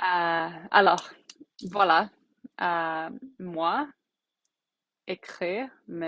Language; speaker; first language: French; non-native, learner; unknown